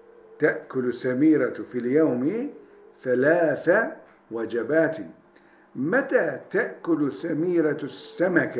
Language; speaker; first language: Arabic; non-native, fluent; Turkish